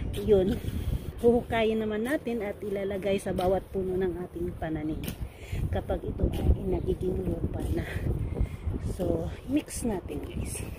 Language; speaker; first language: Filipino; non-native, local second language; Cebuano